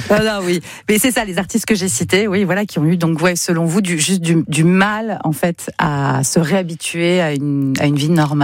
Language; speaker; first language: French; native; French